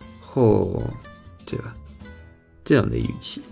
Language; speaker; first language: Chinese; non-native, fluent; Spanish